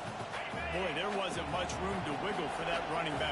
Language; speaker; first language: English; native; English